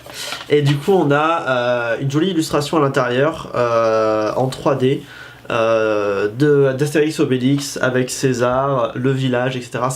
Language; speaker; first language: French; native; French